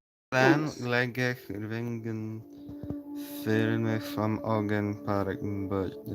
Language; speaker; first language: Icelandic; non-native, learner; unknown